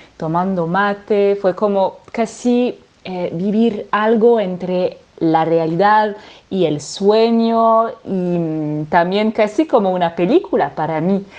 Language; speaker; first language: Spanish; non-native, fluent; French